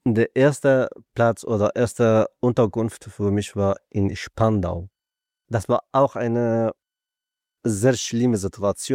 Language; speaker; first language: German; non-native, learner; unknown